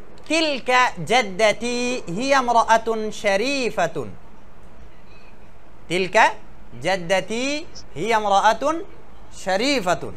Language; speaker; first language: Arabic; non-native, fluent; Bangla